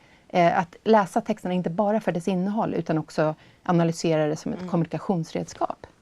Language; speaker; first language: Swedish; native; Swedish